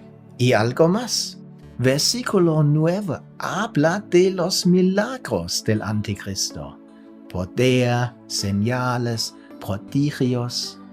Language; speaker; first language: Spanish; non-native, fluent; German